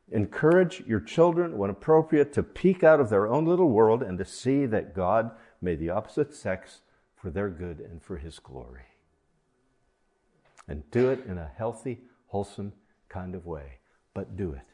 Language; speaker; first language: English; native; English